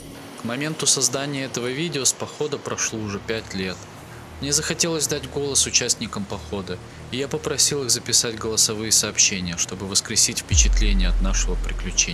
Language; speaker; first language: Russian; native; Russian